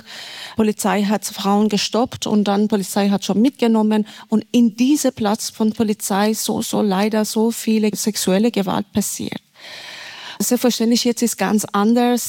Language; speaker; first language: German; non-native, fluent; Persian